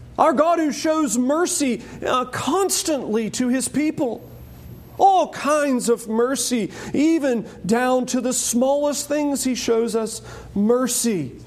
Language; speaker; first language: English; native; English